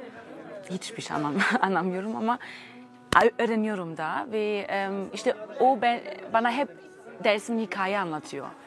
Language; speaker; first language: Turkish; early bilingual, heritage; German